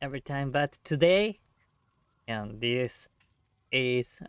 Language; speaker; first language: English; non-native, learner; Japanese